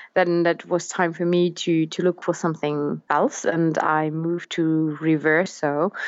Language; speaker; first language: English; non-native, fluent; German